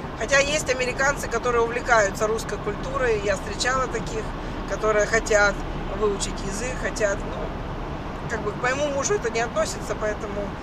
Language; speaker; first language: Russian; native; Russian